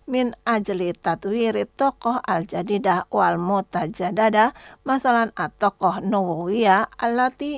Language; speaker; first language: Arabic; non-native, fluent; Indonesian